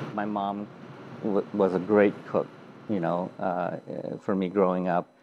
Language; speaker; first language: English; early bilingual, other home language; Japanese